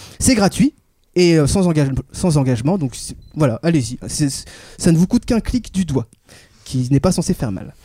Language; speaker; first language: French; native; French